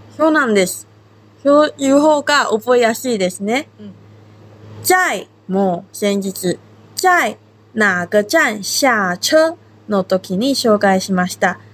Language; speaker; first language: Japanese; non-native, fluent; Chinese